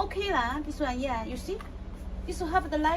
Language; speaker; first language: English; non-native, learner; Cantonese